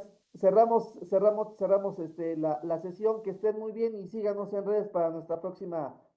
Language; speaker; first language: Spanish; native; Spanish